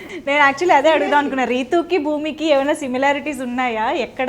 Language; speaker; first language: Telugu; native; Telugu